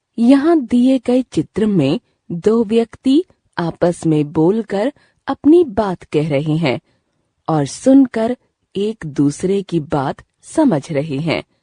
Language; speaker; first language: Hindi; native; Hindi